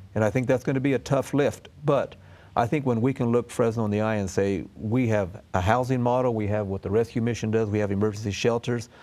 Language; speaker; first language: English; native; English